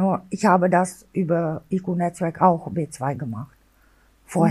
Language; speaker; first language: German; non-native, local second language; Albanian